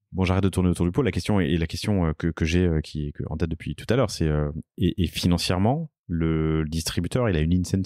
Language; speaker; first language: French; native; French